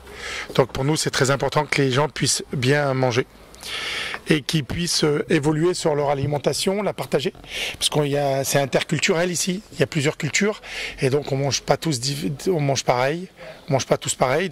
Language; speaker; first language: French; native; French